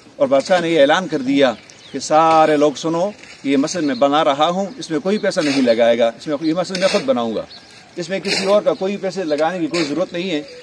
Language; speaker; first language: Urdu; non-native, local second language; Pashto